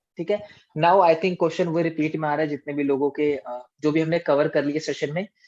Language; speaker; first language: Hindi; native; Hindi